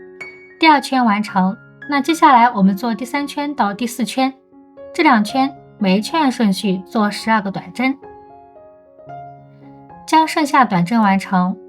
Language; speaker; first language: Chinese; native; Chinese